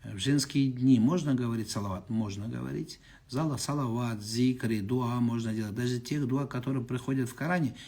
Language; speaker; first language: Russian; non-native, local second language; Kazakh